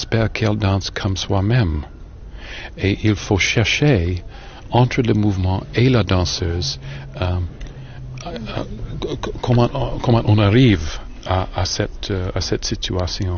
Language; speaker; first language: French; non-native, fluent; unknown